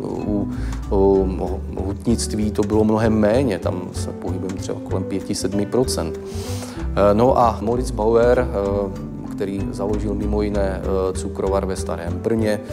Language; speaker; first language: Czech; native; Czech